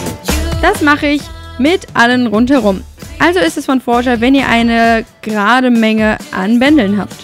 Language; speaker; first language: German; native; German